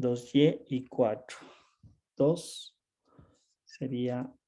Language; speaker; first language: Spanish; native; Spanish